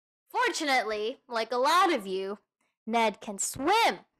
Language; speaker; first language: English; native; English